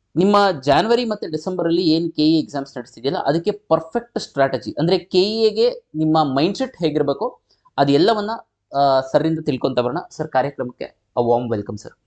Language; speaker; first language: Kannada; native; Kannada